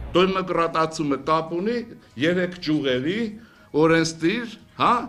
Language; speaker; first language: Armenian; native; Armenian